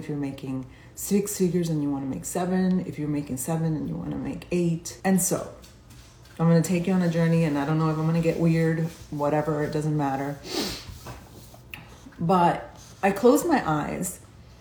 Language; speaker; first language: English; native; English